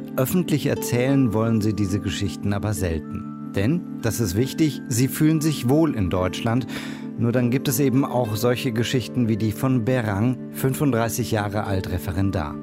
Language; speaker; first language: German; native; German